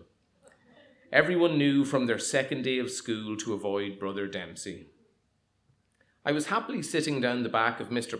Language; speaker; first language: English; native; English